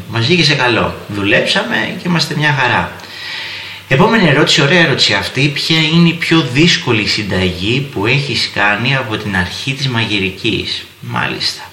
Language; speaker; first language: Greek; native; Greek